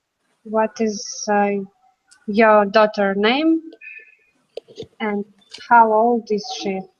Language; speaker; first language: English; non-native, learner; Russian